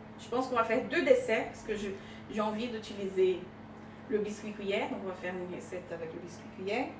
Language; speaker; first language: French; non-native, fluent; Portuguese